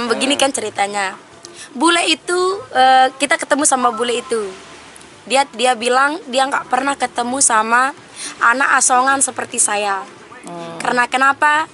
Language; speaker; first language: Indonesian; non-native, local second language; Sasak